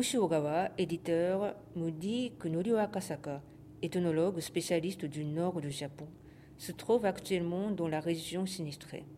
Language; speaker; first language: French; non-native, fluent; Japanese